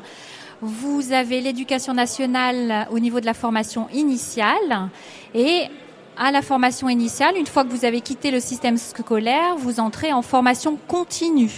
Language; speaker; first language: French; native; French